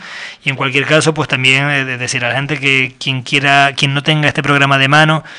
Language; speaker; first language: Spanish; native; Spanish